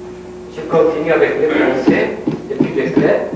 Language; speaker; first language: French; non-native, learner; Spanish